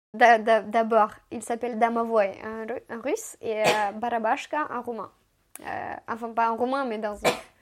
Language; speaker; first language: French; non-native, fluent; Romanian